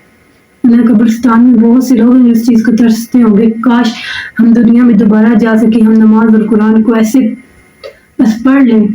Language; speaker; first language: Urdu; native; Urdu